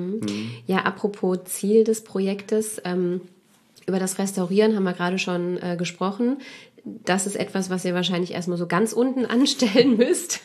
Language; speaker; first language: German; native; German